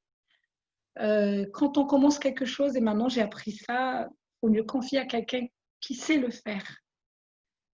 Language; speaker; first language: French; non-native, local second language; Malagasy